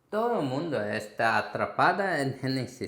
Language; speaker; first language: Spanish; non-native, fluent; Korean